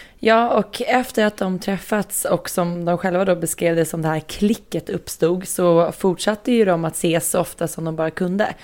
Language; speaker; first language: Swedish; native; Swedish